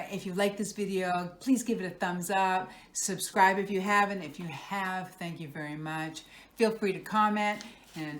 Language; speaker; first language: English; native; English